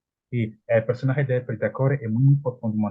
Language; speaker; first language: Spanish; non-native, learner; Italian